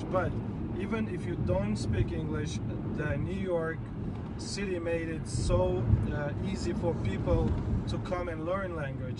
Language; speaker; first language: English; non-native, fluent; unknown